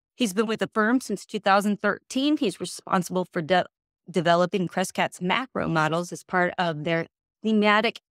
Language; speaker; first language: English; native; English